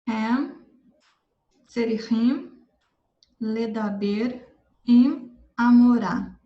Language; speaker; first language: Hebrew; non-native, learner; Portuguese